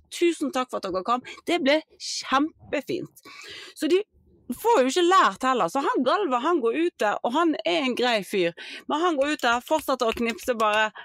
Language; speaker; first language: Norwegian; native; Norwegian